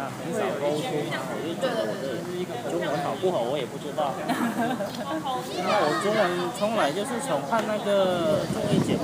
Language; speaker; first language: Chinese; non-native, fluent; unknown